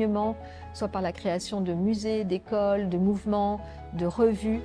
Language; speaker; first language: French; native; French